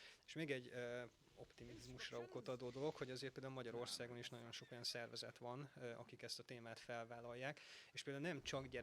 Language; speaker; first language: Hungarian; native; Hungarian